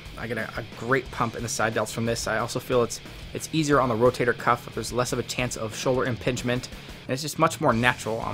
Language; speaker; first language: English; native; English